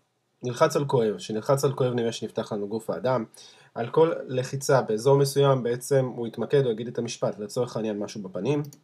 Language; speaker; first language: Hebrew; native; Hebrew